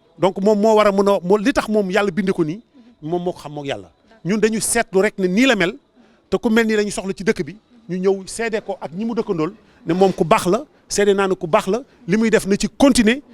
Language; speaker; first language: Wolof; native; Wolof